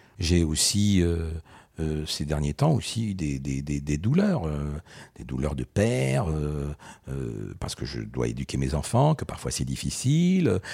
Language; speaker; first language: French; early bilingual, other home language; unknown